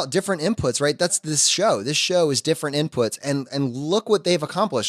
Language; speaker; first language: English; native; English